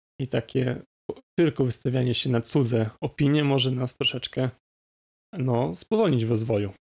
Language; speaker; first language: Polish; native; Polish